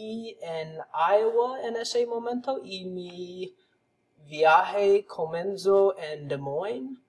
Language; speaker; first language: Spanish; non-native, learner; English